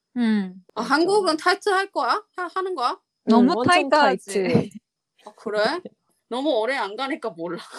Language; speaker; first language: Korean; non-native, learner; Chinese